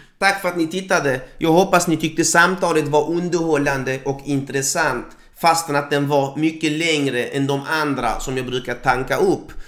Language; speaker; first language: Swedish; native; Swedish